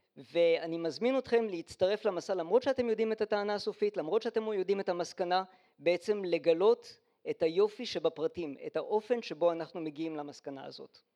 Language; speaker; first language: Hebrew; native; Hebrew